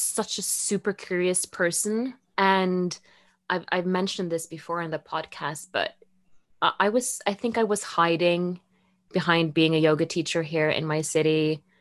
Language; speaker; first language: English; non-native, fluent; Norwegian